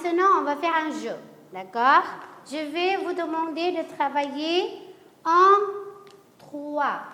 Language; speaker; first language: French; non-native, fluent; Indonesian